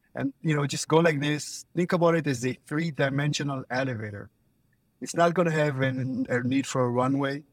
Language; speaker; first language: English; non-native, fluent; Hebrew